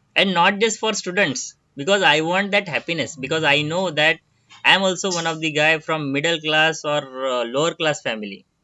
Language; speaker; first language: English; non-native, local second language; Marathi